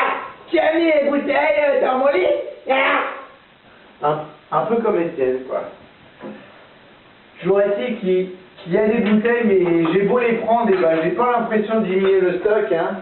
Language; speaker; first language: French; native; French